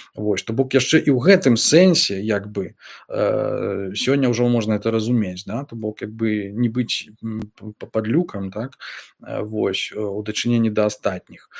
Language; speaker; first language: Belarusian; non-native, local second language; Russian